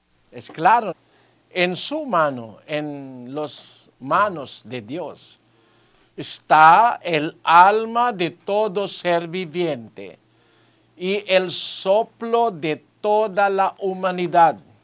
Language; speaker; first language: Spanish; non-native, fluent; Filipino